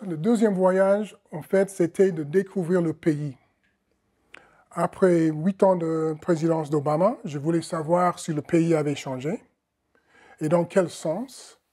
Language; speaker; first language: French; non-native, fluent; English